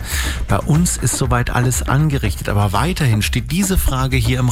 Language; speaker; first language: German; native; German